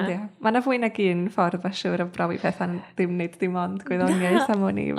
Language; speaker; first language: Welsh; native; Welsh